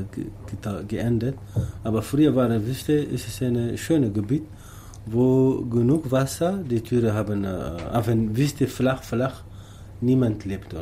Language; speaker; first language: German; non-native, learner; Tamasheq